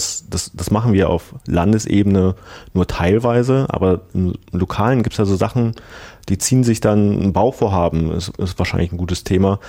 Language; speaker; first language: German; native; German